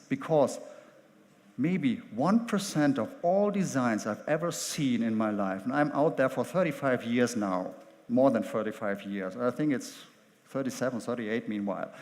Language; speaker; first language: English; non-native, fluent; German